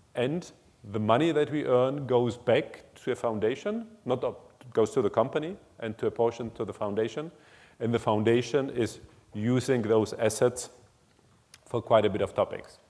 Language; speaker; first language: English; non-native, fluent; German